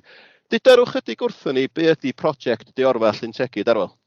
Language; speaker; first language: Welsh; native; Welsh